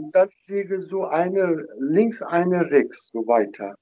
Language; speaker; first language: German; non-native, learner; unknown